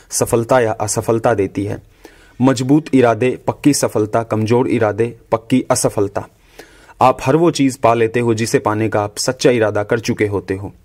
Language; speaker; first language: Hindi; native; Hindi